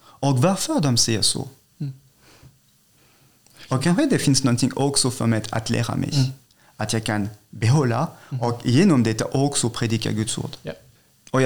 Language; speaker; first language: Swedish; non-native, fluent; French